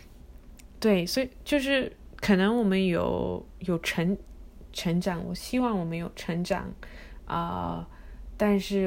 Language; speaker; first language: Chinese; early bilingual, heritage; Chinese